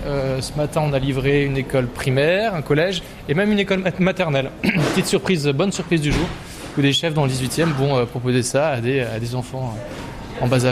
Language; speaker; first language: French; native; French